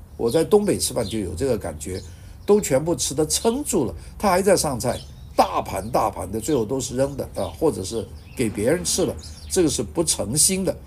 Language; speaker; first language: Chinese; native; Chinese